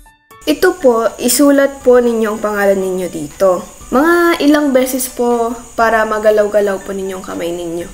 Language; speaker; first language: Filipino; native; Filipino